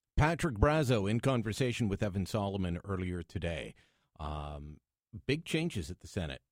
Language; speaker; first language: English; native; English